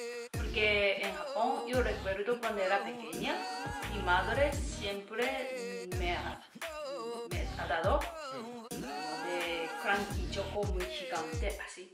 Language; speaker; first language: Spanish; non-native, learner; Japanese